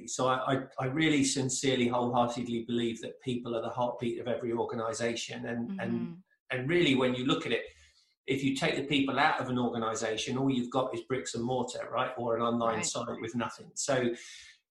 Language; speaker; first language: English; native; English